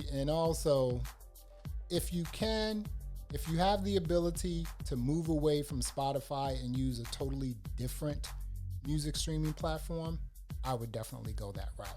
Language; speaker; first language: English; native; English